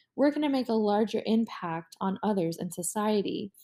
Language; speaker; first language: English; native; English